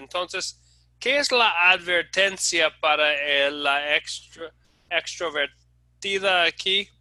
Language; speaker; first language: Spanish; non-native, fluent; English